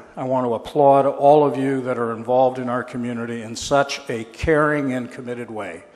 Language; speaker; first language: English; native; English